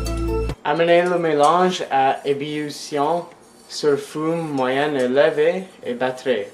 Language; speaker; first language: French; non-native, learner; English